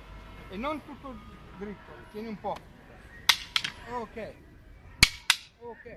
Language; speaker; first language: Italian; non-native, fluent; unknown